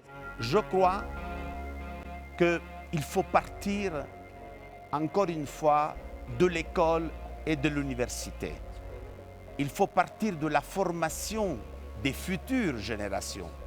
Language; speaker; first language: French; non-native, fluent; Italian